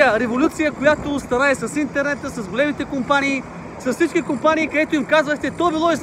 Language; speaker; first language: Bulgarian; native; Bulgarian